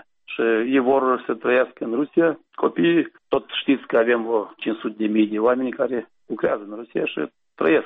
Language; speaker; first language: Romanian; non-native, local second language; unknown